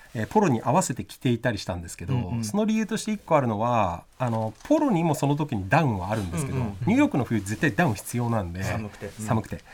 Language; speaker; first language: Japanese; native; Japanese